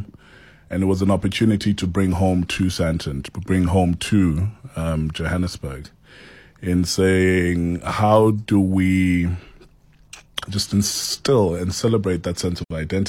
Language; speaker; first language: English; non-native, local second language; Xhosa